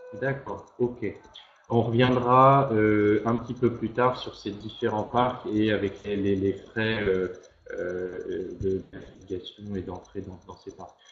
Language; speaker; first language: French; native; French